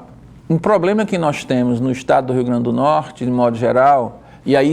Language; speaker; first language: Portuguese; native; Portuguese